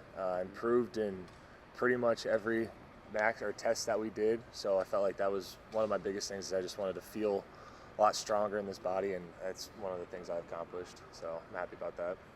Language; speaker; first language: English; native; English